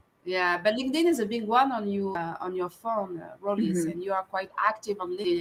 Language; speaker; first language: English; non-native, fluent; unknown